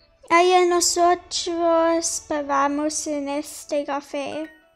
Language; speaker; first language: Spanish; non-native, learner; English